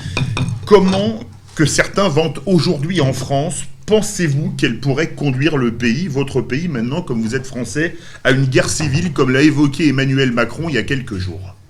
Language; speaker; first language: French; native; French